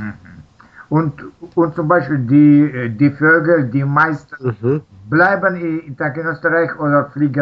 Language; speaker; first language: German; non-native, learner; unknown